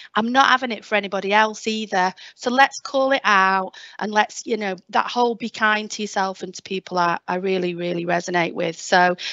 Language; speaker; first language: English; native; English